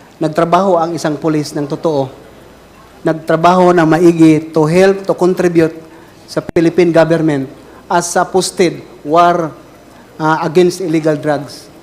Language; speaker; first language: Filipino; non-native, local second language; Cebuano